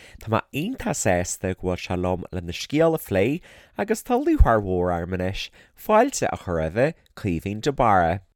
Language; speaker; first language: Irish; native; Irish